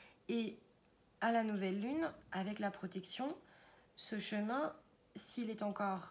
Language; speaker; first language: French; native; French